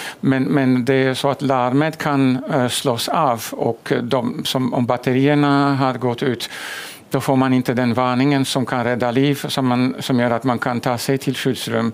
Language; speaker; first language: Swedish; non-native, fluent; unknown